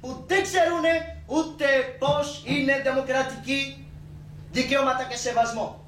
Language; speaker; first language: Greek; non-native, learner; Urdu